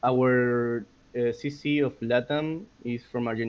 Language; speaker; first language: English; non-native, learner; Spanish